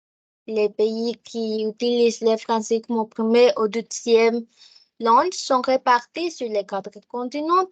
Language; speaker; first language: French; non-native, learner; Spanish